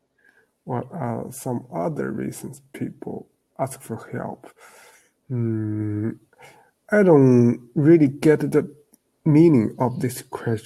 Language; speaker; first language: English; non-native, learner; Chinese